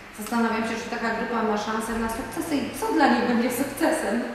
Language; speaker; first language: Polish; native; Polish